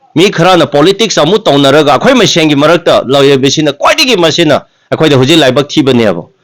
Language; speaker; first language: Manipuri; non-native, local second language; Tangkhul Naga (India)